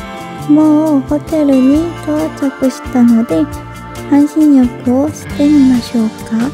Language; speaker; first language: Japanese; non-native, learner; Korean